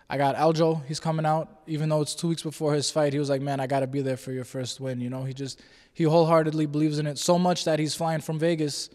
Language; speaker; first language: English; native; English